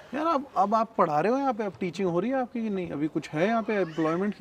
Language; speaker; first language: Hindi; native; Hindi